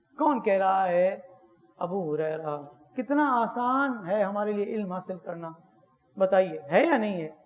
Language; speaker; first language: Urdu; non-native, local second language; Memoni